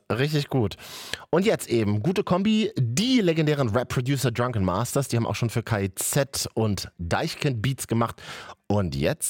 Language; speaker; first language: German; native; German